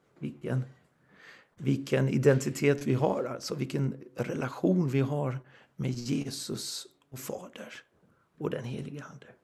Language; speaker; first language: Swedish; non-native, fluent; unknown